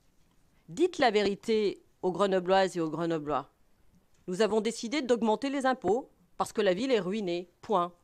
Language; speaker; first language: French; native; French